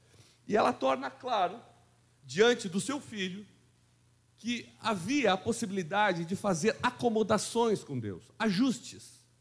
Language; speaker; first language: Portuguese; native; Portuguese